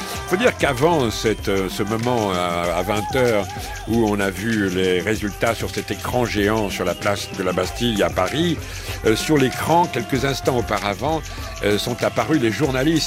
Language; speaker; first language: French; native; French